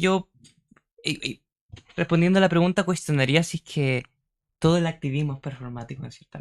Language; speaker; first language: Spanish; native; Spanish